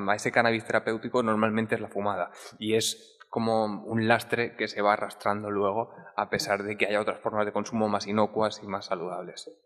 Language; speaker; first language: Spanish; native; Spanish